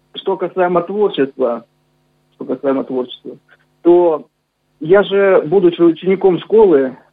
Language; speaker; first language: Russian; native; Russian